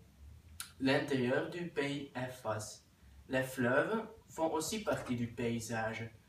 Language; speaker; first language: French; non-native, learner; Dutch